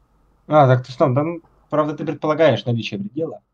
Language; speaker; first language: Russian; native; Russian